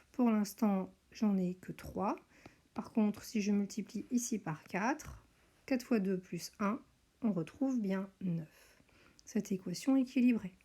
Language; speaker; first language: French; native; French